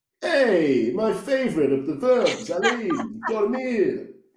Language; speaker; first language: English; native; English